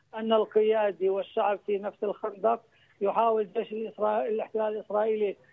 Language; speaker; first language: Arabic; native; Arabic